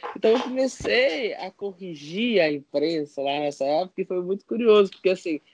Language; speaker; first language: Portuguese; native; Portuguese